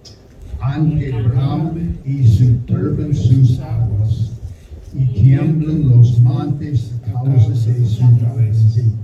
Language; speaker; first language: Spanish; non-native, learner; German